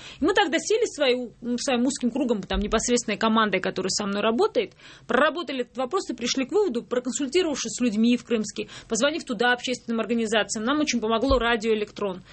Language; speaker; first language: Russian; non-native, local second language; Georgian